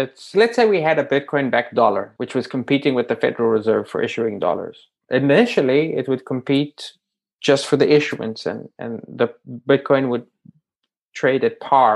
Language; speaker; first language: English; native; English